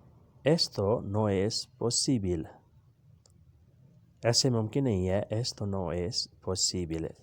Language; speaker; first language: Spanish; non-native, learner; Urdu